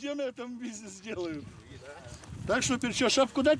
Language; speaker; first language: Russian; non-native, local second language; Kazakh